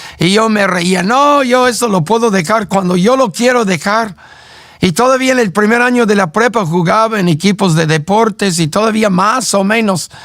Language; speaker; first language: Spanish; non-native, fluent; English